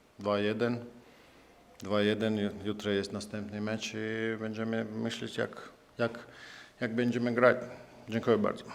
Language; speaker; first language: Polish; non-native, learner; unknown